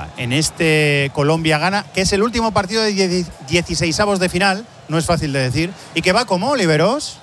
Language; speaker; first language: Spanish; native; Spanish